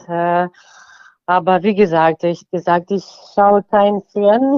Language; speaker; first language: German; non-native, fluent; Ukrainian